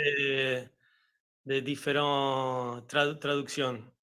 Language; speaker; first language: French; non-native, fluent; Spanish